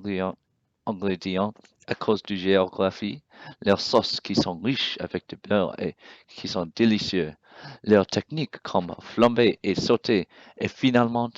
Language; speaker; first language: French; non-native, learner; English